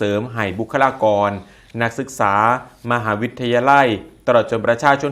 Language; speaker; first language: Thai; non-native, local second language; Northeastern Thai